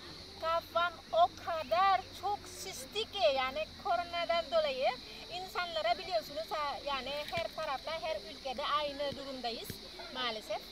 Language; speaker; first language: Turkish; non-native, learner; Indonesian